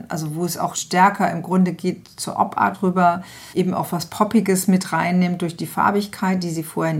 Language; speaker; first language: German; native; German